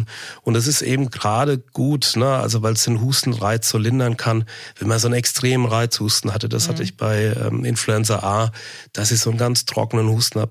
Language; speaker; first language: German; native; German